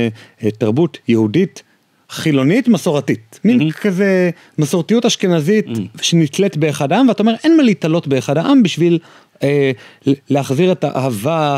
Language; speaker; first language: Hebrew; native; Hebrew